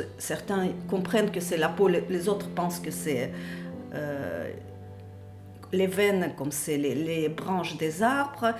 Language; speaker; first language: French; non-native, fluent; Russian